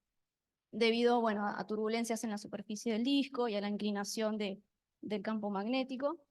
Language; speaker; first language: Spanish; native; Spanish